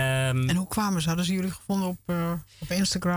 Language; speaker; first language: Dutch; native; Dutch